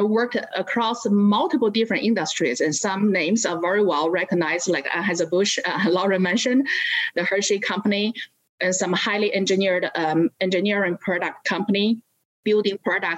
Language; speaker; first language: English; non-native, fluent; Chinese